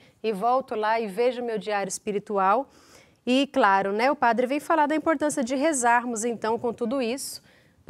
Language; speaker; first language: Portuguese; native; Portuguese